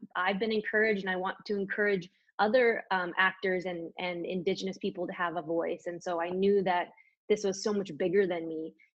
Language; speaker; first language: English; native; English